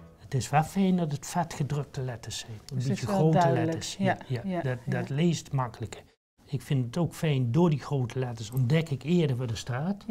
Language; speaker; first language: Dutch; native; Dutch